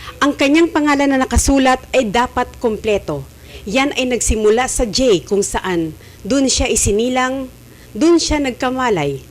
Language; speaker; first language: Filipino; native; Filipino